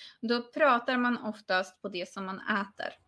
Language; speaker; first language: Swedish; non-native, fluent; Polish